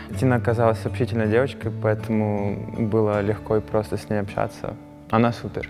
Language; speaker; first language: Russian; early bilingual, other home language; Spanish